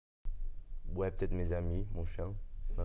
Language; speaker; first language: French; non-native, learner; Dutch